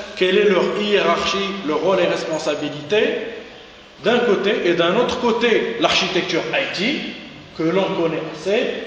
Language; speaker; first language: French; non-native, local second language; Arabic